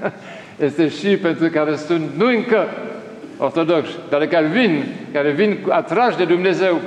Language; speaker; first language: Romanian; non-native, learner; French